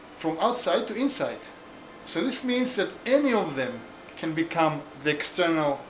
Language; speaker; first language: English; non-native, fluent; Greek